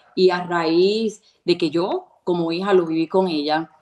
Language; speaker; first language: Spanish; native; Spanish